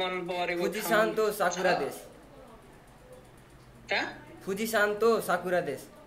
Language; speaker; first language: Japanese; non-native, learner; Nepali